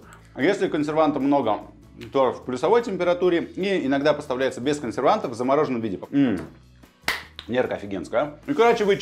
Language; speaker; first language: Russian; native; Russian